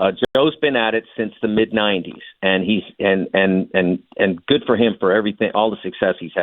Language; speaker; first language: English; native; English